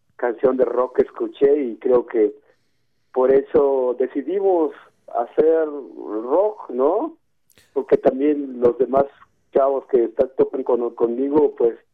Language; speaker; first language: Spanish; non-native, local second language; Tzotzil